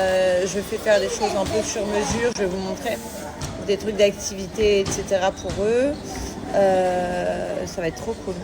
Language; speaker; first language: French; native; French